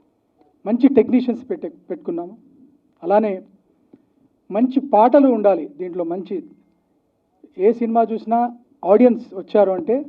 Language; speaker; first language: Telugu; native; Telugu